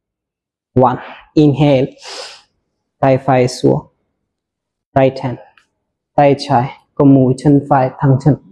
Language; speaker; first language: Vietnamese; non-native, learner; Hindi